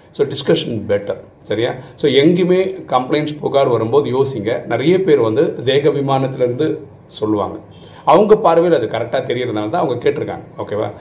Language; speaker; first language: Tamil; non-native, local second language; Malayalam